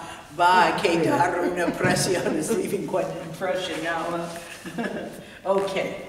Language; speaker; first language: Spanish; non-native, fluent; English